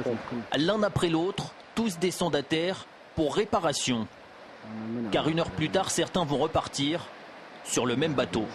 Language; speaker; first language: French; native; French